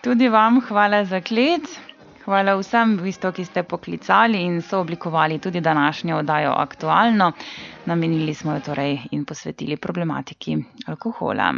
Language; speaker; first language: Slovenian; native; Slovenian